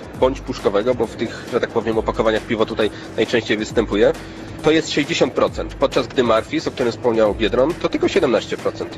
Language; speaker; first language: Polish; native; Polish